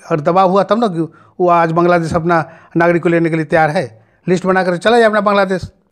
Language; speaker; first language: Hindi; native; Hindi